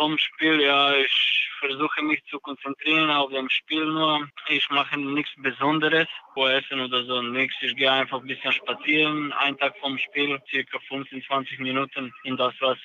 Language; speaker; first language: German; non-native, learner; Serbian